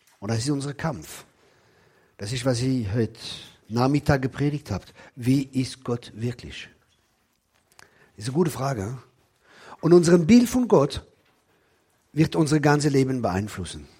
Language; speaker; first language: German; non-native, local second language; Swiss German